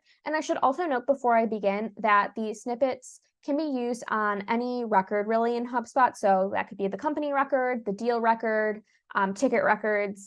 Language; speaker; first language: English; native; English